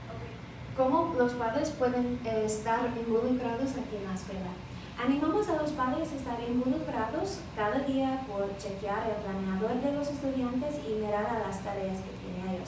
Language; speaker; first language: Spanish; non-native, learner; English